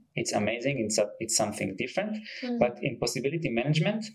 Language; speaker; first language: English; non-native, fluent; Hebrew